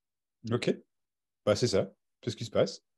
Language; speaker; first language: French; native; French